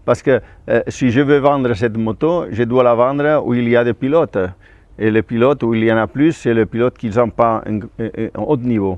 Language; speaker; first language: French; non-native, fluent; Spanish